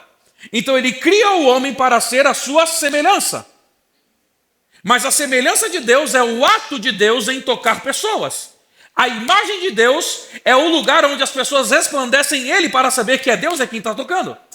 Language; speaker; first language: Portuguese; native; Portuguese